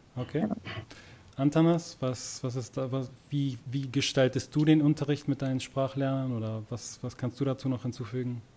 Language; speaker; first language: German; native; German